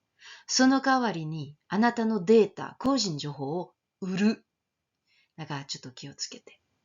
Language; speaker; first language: Japanese; non-native, fluent; French